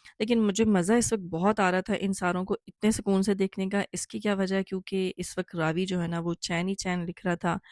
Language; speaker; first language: Urdu; native; Urdu